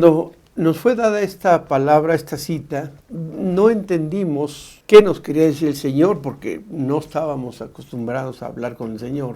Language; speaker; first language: Spanish; native; Spanish